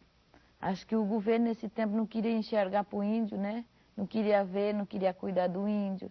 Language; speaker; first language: Portuguese; non-native, local second language; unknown